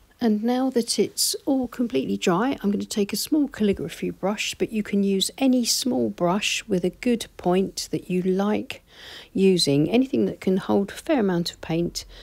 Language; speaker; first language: English; native; English